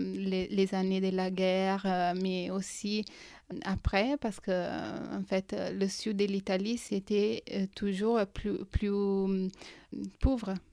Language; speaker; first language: French; non-native, fluent; Italian